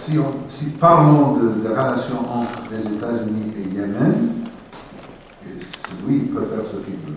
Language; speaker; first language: French; non-native, fluent; English